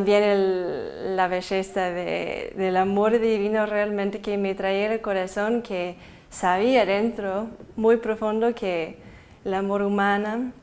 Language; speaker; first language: Spanish; non-native, fluent; English